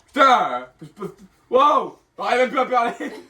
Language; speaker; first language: French; native; French